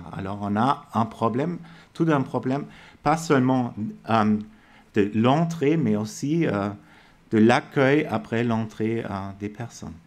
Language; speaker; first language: French; non-native, fluent; German